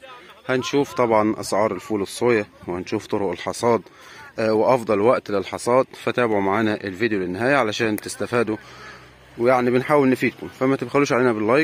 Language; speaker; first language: Arabic; native; Arabic